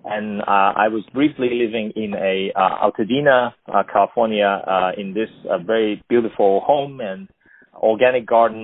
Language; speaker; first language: English; non-native, local second language; Cantonese